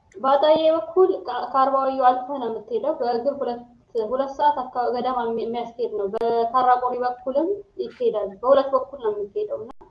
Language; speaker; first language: Amharic; native; Amharic